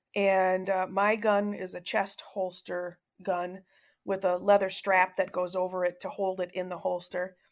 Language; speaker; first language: English; native; English